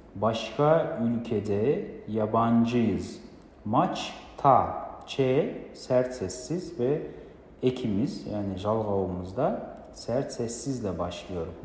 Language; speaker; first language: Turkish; non-native, fluent; Kazakh